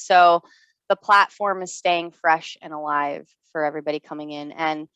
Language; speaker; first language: English; native; English